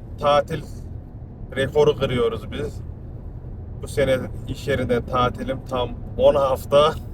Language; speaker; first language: Turkish; early bilingual, heritage; Turkish